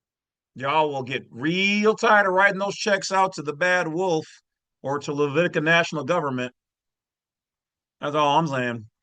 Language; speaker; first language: English; native; English